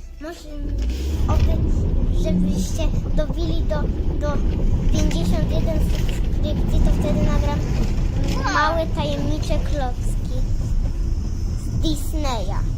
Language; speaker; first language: Polish; native; Polish